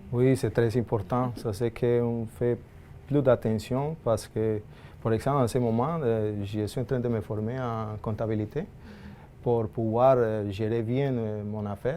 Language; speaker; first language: French; non-native, fluent; Spanish